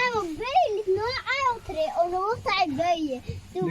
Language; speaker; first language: Swedish; early bilingual, other home language; S'gaw Karen